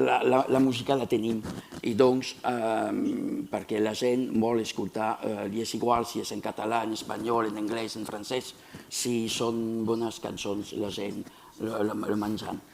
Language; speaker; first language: Catalan; non-native, fluent; French